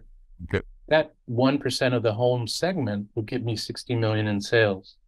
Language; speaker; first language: English; native; English